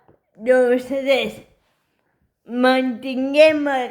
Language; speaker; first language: Catalan; non-native, fluent; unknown